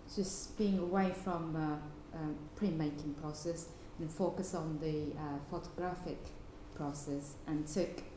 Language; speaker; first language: English; non-native, fluent; Japanese